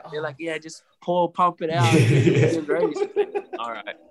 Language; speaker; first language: English; native; English